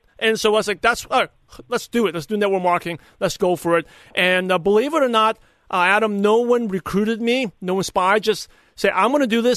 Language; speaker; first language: English; native; English